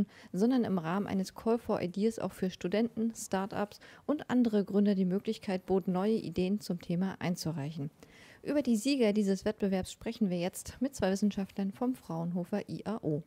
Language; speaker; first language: German; native; German